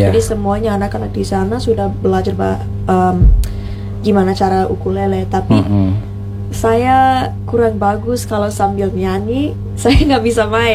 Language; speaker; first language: Indonesian; non-native, learner; English